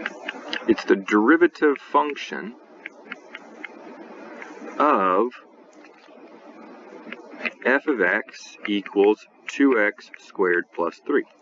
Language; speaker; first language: English; native; English